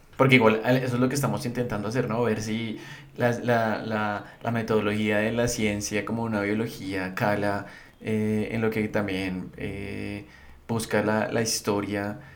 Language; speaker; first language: Spanish; native; Spanish